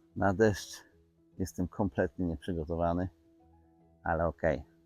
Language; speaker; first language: Polish; native; Polish